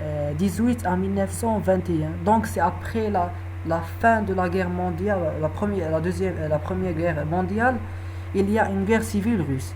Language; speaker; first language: French; non-native, learner; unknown